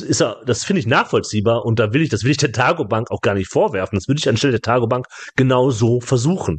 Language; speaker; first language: German; native; German